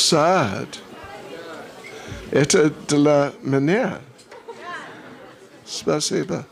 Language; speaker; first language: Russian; non-native, learner; English